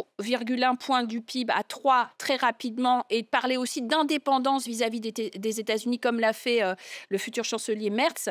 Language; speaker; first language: French; native; French